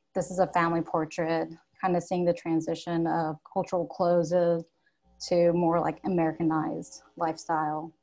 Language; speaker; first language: English; native; English